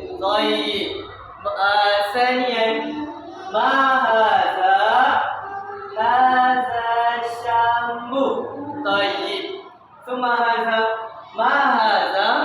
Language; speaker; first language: Arabic; non-native, learner; Malay